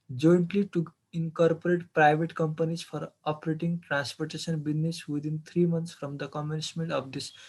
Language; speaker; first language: English; non-native, local second language; Nepali